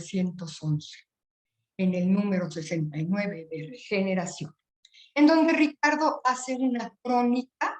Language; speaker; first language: Spanish; native; Spanish